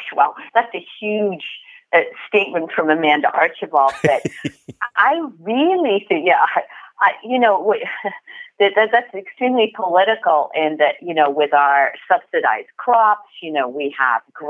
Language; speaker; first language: English; native; English